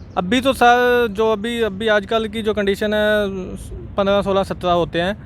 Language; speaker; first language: Urdu; non-native, local second language; Saraiki